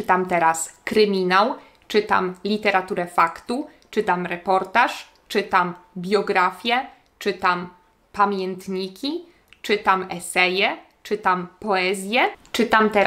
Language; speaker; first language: Polish; native; Polish